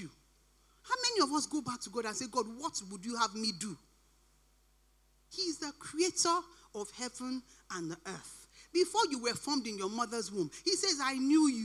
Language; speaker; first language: English; non-native, local second language; Yoruba